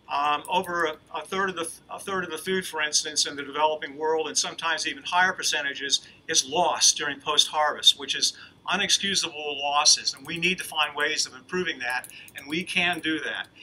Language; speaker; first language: English; native; English